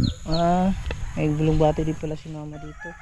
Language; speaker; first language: Filipino; non-native, local second language; Cebuano